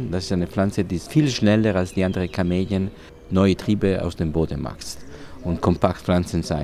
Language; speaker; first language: German; non-native, learner; Italian